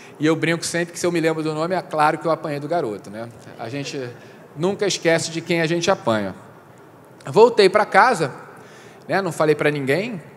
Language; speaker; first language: Portuguese; native; Portuguese